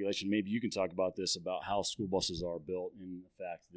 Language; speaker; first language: English; native; English